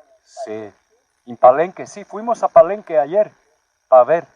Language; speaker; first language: Spanish; non-native, learner; English